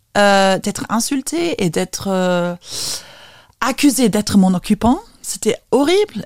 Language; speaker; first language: French; non-native, fluent; Lithuanian